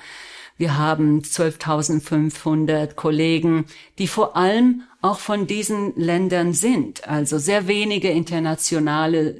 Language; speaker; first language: German; non-native, fluent; Spanish